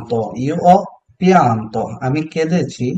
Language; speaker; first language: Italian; non-native, fluent; Bangla